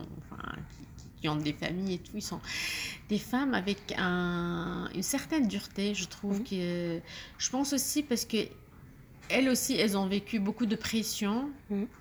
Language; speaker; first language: French; non-native, fluent; Arabic